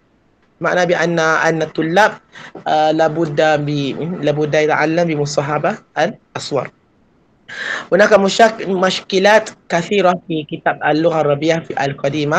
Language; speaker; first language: Arabic; non-native, fluent; Malay